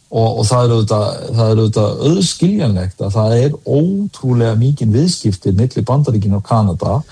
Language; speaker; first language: Icelandic; early bilingual, other home language; Danish